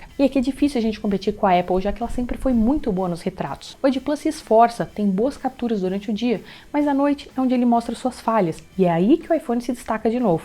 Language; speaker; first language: Portuguese; native; Portuguese